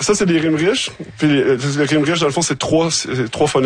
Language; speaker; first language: French; native; French